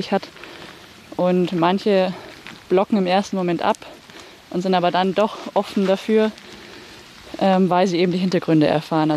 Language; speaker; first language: German; native; German